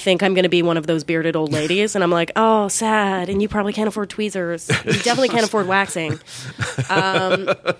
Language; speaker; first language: English; native; English